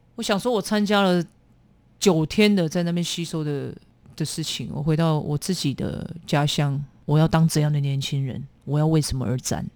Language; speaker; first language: Chinese; native; Chinese